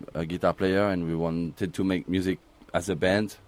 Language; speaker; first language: English; non-native, learner; French